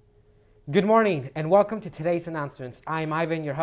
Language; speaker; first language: English; native; English